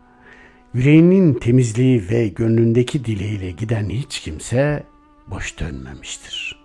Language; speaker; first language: Turkish; native; Turkish